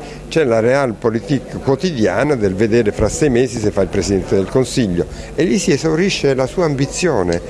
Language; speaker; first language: Italian; native; Italian